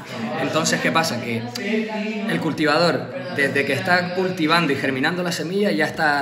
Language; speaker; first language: Spanish; native; Spanish